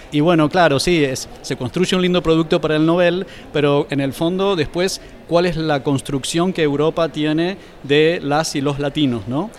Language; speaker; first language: Spanish; native; Spanish